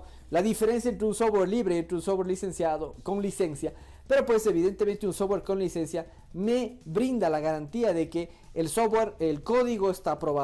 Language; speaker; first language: Spanish; native; Spanish